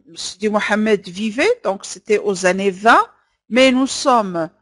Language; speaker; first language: French; non-native, local second language; Arabic